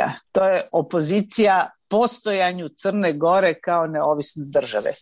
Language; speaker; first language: Serbian; native; Serbian